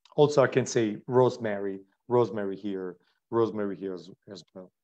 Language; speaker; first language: English; non-native, fluent; Italian